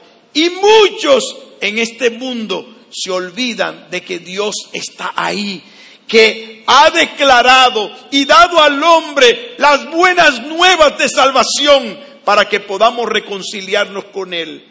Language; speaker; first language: Spanish; native; Spanish